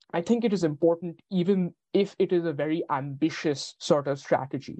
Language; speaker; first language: English; non-native, local second language; Bangla